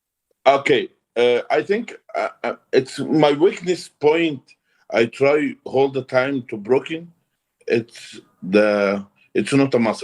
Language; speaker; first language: English; non-native, learner; Arabic